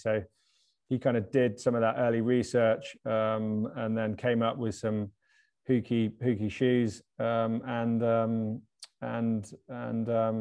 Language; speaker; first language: English; native; English